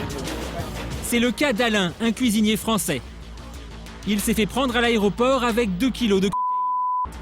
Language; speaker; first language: French; native; French